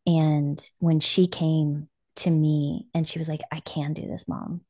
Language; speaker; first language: English; native; English